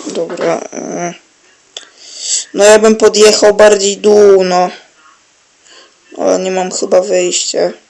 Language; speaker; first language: Polish; native; Polish